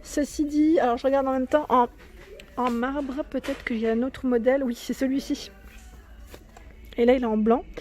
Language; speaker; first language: French; native; French